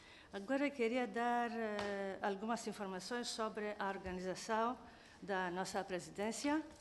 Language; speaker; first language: Portuguese; non-native, learner; Greek